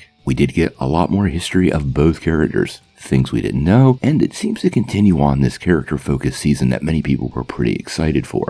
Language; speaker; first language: English; native; English